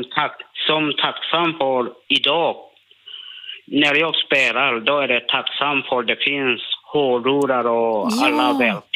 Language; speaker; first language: Swedish; non-native, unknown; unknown